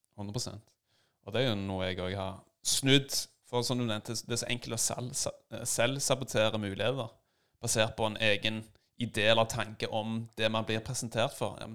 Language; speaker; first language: Norwegian; native; Norwegian